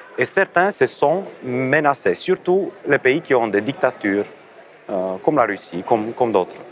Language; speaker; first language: French; non-native, fluent; Romanian